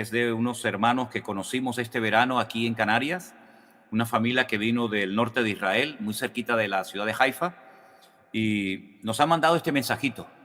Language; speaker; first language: Spanish; native; Spanish